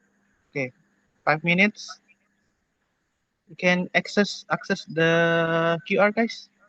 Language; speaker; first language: English; non-native, learner; Indonesian